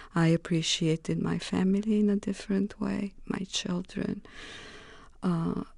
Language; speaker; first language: English; non-native, fluent; Romanian